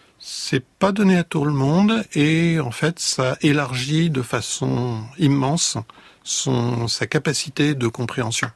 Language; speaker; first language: French; native; French